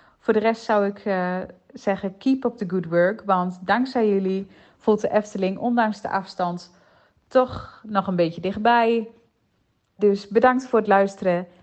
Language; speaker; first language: Dutch; native; Dutch